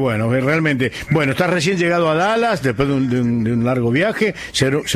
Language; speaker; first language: Spanish; native; Spanish